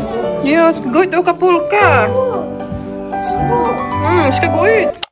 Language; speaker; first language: Swedish; non-native, learner; Filipino